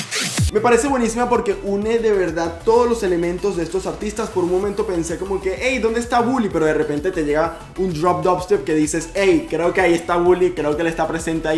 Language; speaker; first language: Spanish; native; Spanish